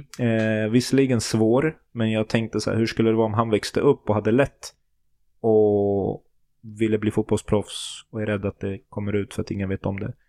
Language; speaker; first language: Swedish; early bilingual, other home language; Turoyo